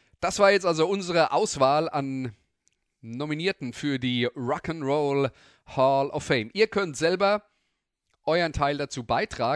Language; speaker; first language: German; native; German